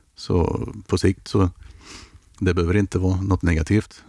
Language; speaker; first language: Swedish; native; Swedish